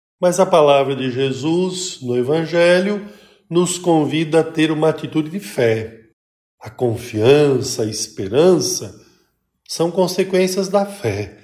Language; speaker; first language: Portuguese; native; Portuguese